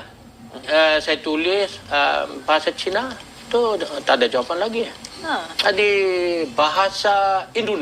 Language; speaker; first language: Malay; non-native, fluent; Korean